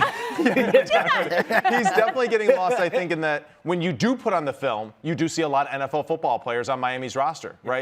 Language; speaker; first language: English; native; English